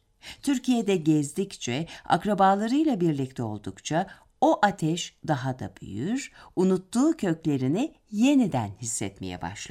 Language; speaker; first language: Turkish; native; Turkish